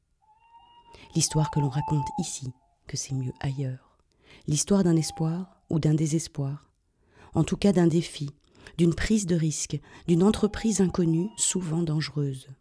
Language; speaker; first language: French; native; French